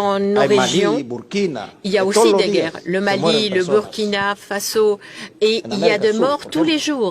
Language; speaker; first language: French; non-native, local second language; Portuguese